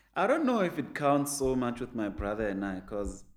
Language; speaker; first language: English; non-native, local second language; Venda